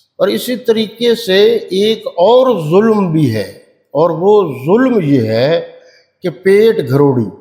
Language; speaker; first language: Urdu; non-native, local second language; Punjabi